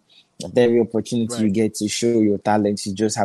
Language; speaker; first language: English; non-native, local second language; Igbo